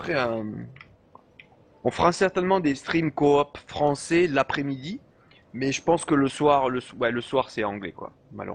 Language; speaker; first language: French; native; French